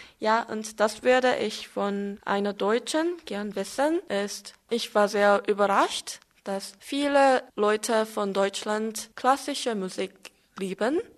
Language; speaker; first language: German; non-native, learner; Korean